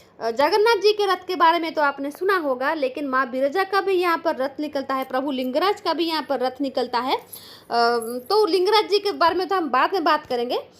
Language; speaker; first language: Hindi; non-native, local second language; Bangla